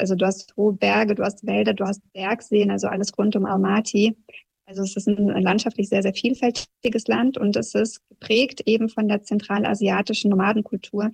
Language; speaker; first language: German; early bilingual, other home language; Russian